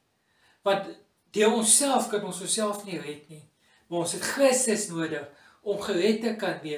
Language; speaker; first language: Afrikaans; native; Afrikaans